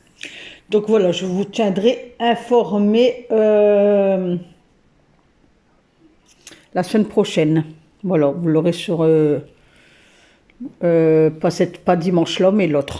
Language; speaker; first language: French; native; French